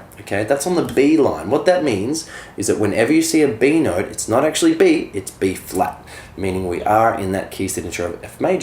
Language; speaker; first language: English; native; English